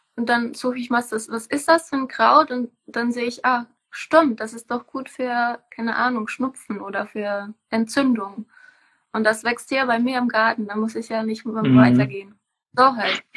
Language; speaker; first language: German; non-native, fluent; Czech